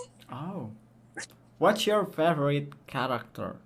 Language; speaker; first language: English; non-native, learner; Indonesian